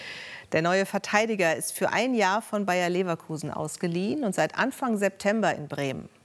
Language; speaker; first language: German; native; German